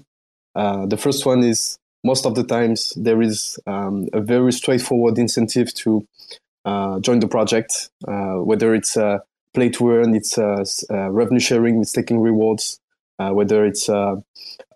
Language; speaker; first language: English; non-native, fluent; French